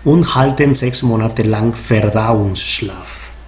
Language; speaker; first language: German; non-native, fluent; Spanish